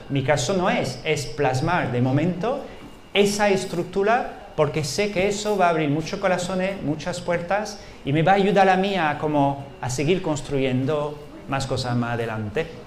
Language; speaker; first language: Spanish; non-native, fluent; French